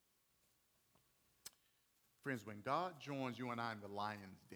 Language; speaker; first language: English; native; English